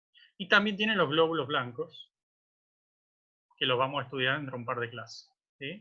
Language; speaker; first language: Spanish; native; Spanish